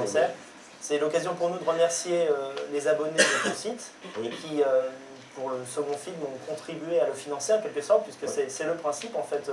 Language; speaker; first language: French; native; French